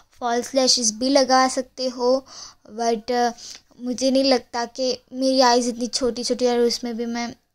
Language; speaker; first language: Hindi; non-native, local second language; Gujarati